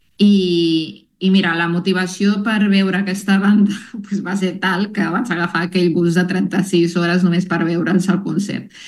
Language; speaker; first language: Catalan; non-native, fluent; Spanish